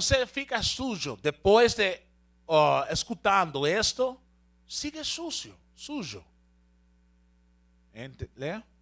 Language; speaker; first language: Portuguese; non-native, learner; Spanish